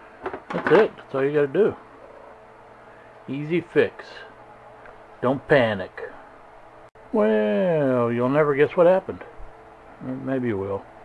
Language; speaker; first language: English; native; English